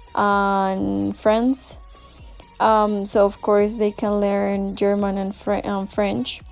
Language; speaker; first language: English; non-native, fluent; Spanish